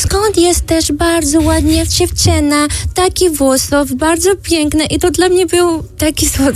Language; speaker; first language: Polish; non-native, learner; Arabic